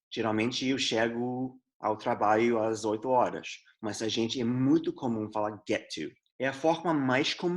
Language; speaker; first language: Portuguese; non-native, fluent; English